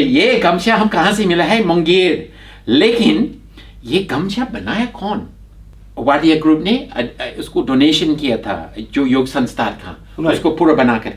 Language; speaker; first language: Hindi; non-native, fluent; English